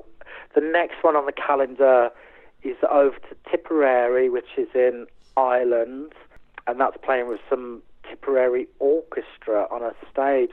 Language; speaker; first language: English; native; English